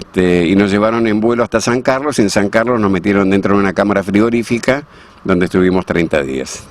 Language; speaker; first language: Spanish; native; Spanish